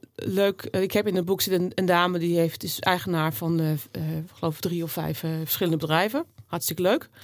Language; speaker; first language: Dutch; native; Dutch